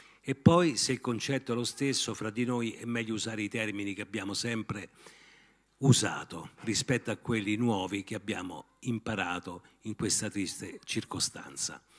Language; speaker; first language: Italian; native; Italian